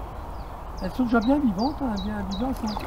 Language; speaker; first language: French; native; French